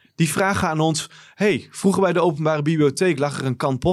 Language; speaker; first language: Dutch; native; Dutch